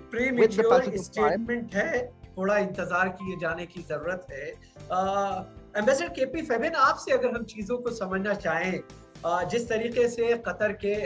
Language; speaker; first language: Hindi; native; Hindi